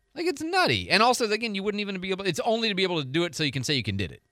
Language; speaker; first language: English; native; English